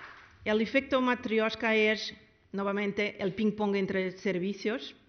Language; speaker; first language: Spanish; non-native, learner; Portuguese